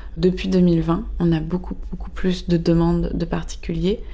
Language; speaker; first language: French; native; French